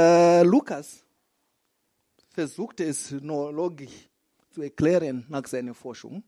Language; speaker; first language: German; non-native, fluent; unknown